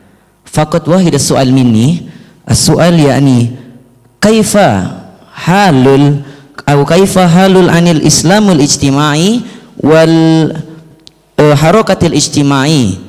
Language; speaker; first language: Arabic; non-native, learner; Indonesian